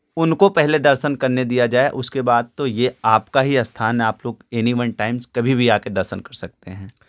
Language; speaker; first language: Hindi; native; Hindi